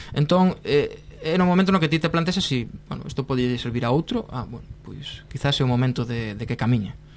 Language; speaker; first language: Galician; non-native, local second language; Spanish